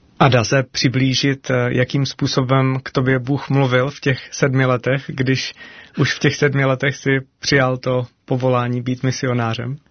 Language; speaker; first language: Czech; native; Czech